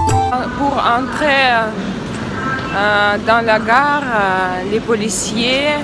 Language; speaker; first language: French; non-native, fluent; Russian